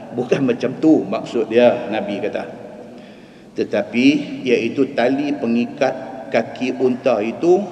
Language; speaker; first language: Malay; native; Malay